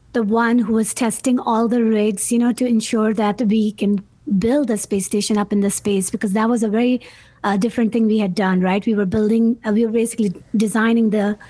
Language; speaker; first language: English; non-native, local second language; Urdu